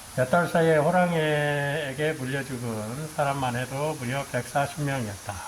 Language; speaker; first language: Korean; native; Korean